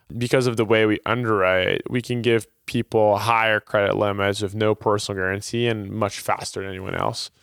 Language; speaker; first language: English; non-native, fluent; Portuguese